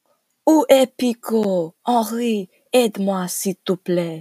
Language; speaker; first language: French; non-native, learner; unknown